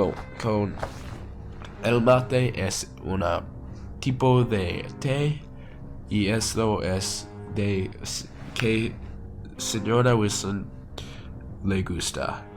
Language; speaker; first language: Spanish; non-native, learner; English